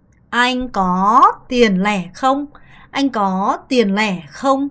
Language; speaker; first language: Vietnamese; non-native, fluent; Korean